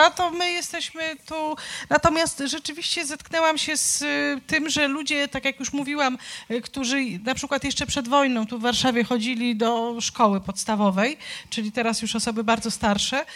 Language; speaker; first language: Polish; native; Polish